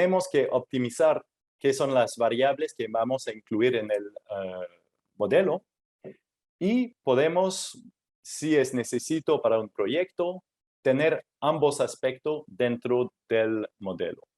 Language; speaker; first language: Spanish; non-native, fluent; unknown